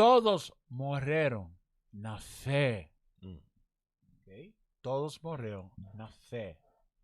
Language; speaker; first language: Portuguese; non-native, learner; English